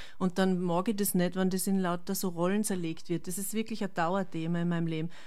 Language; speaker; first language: German; native; German